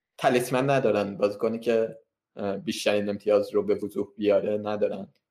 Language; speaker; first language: Persian; native; Persian